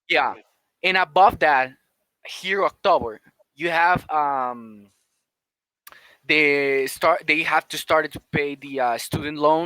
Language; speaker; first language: English; non-native, fluent; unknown